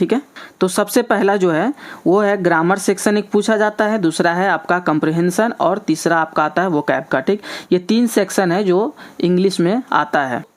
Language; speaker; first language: Hindi; native; Hindi